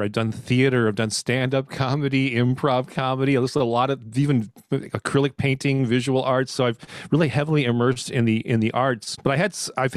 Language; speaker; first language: English; native; English